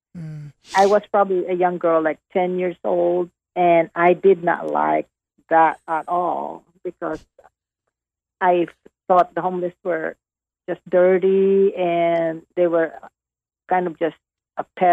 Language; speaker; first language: English; non-native, local second language; Hiligaynon